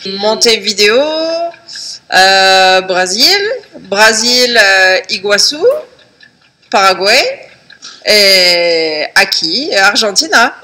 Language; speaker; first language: Spanish; non-native, learner; French